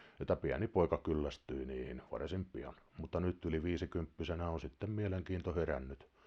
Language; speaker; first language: Finnish; native; Finnish